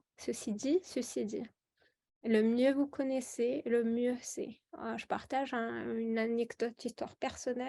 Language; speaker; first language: French; non-native, local second language; Arabic